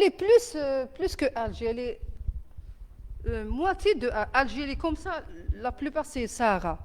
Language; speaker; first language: French; non-native, learner; Arabic